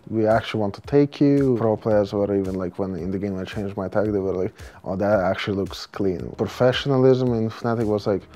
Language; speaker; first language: English; non-native, fluent; Russian